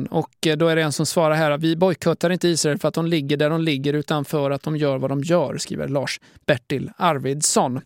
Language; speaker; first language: Swedish; native; Swedish